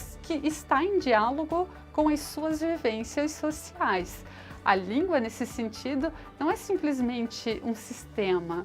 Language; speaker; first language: Portuguese; native; Portuguese